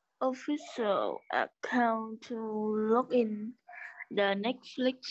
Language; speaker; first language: English; non-native, learner; Vietnamese